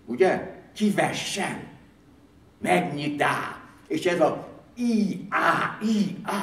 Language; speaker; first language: Hungarian; early bilingual, heritage; Hungarian